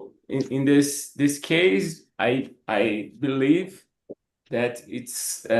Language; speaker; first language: English; non-native, learner; Portuguese